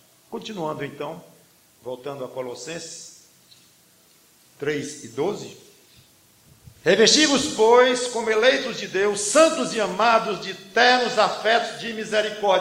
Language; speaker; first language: Portuguese; native; Portuguese